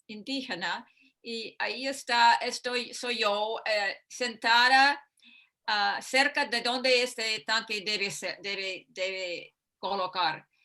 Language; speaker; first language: Spanish; non-native, fluent; English